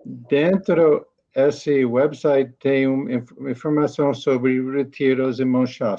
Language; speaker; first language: Portuguese; non-native, learner; English